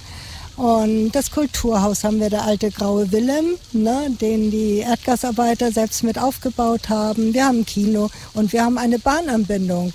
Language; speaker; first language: German; native; German